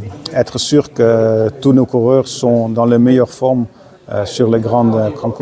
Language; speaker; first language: French; non-native, fluent; Dutch